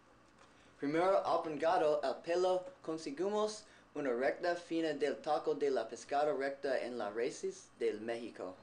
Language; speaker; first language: Spanish; non-native, learner; English